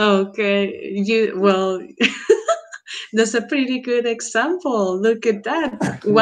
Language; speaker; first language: English; non-native, fluent; Spanish